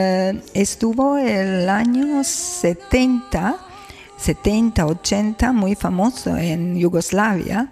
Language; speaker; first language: Spanish; non-native, fluent; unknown